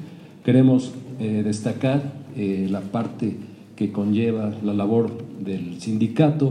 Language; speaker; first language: Spanish; native; Spanish